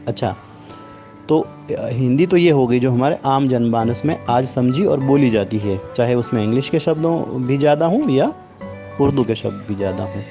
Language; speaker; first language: Hindi; native; Hindi